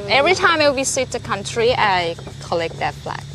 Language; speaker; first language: English; non-native, learner; Thai